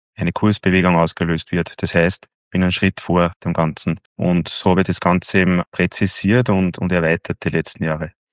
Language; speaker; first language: German; native; German